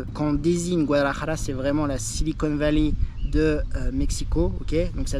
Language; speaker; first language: French; native; French